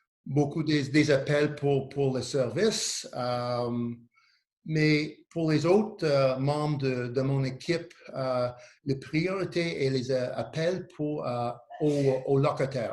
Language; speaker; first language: French; non-native, learner; English